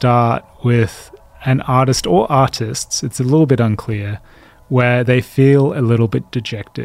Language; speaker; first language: English; native; English